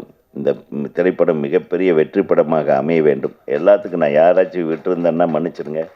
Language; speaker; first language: Tamil; native; Tamil